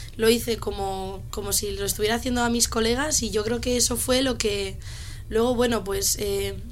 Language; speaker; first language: Spanish; native; Spanish